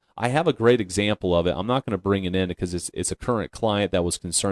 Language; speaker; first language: English; native; English